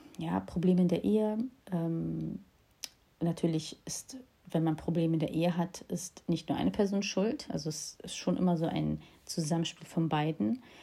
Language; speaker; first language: German; early bilingual, other home language; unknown